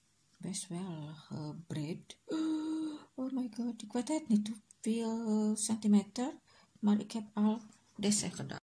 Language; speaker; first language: Dutch; non-native, learner; Indonesian